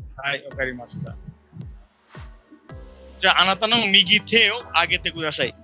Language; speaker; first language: Japanese; non-native, fluent; Bangla